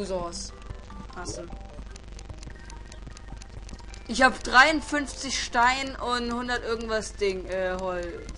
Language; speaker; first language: German; native; German